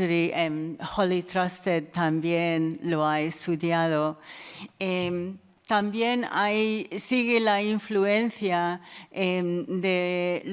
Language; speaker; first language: Spanish; non-native, fluent; English